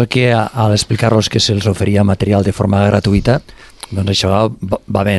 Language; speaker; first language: Catalan; native; Catalan